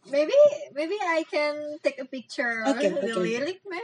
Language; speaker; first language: English; non-native, learner; Indonesian